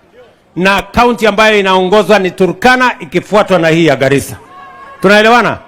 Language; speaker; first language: Swahili; non-native, local second language; Kalenjin